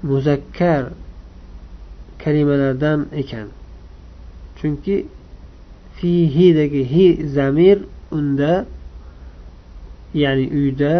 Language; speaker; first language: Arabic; non-native, fluent; Uzbek